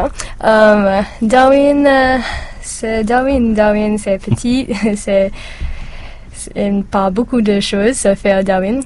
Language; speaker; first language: French; non-native, learner; English